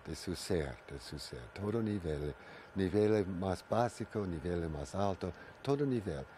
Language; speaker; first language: Spanish; non-native, learner; English